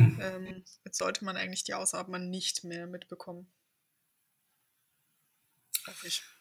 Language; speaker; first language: German; native; German